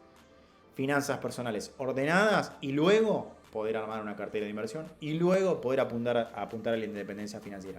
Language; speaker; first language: Spanish; native; Spanish